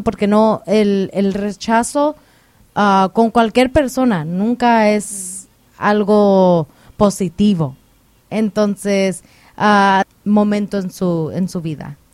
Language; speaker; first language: Spanish; early bilingual, heritage; Spanish